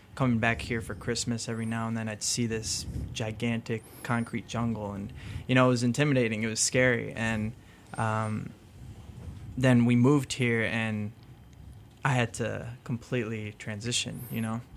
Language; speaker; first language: English; early bilingual, other home language; French